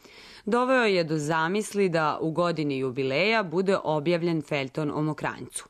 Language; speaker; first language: Serbian; native; Serbian